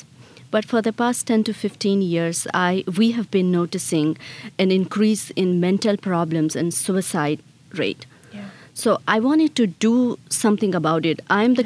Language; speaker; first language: English; non-native, local second language; Khowar